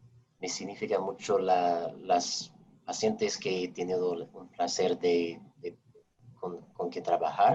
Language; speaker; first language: Spanish; non-native, fluent; English